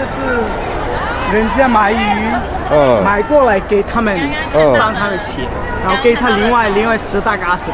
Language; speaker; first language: Chinese; non-native, learner; Bangla